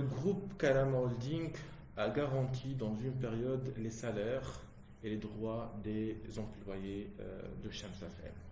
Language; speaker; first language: French; non-native, local second language; Arabic